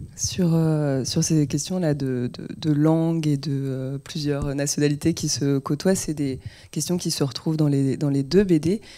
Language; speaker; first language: French; native; French